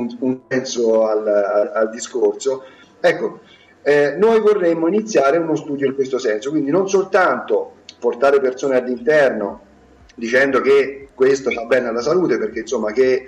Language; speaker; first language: Italian; native; Italian